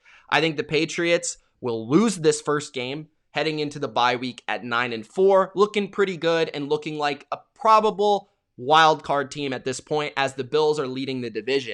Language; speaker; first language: English; native; English